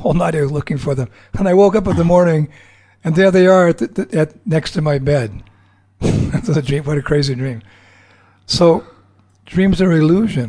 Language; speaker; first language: English; native; English